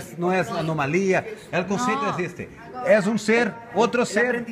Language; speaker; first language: Spanish; non-native, learner; Portuguese